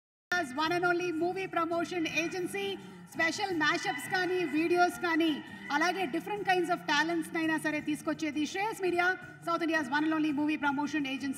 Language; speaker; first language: Telugu; native; Telugu